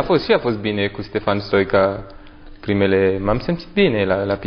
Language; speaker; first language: Romanian; non-native, learner; French